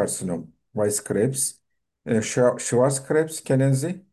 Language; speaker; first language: German; non-native, fluent; Turkish